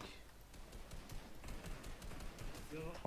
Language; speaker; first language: French; native; French